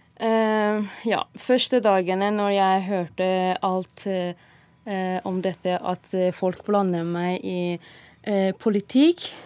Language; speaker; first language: Norwegian; non-native, fluent; Persian